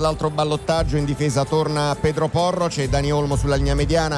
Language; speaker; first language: Italian; native; Italian